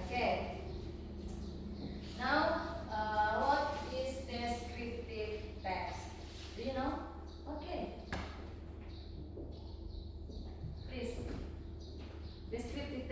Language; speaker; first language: English; non-native, learner; Indonesian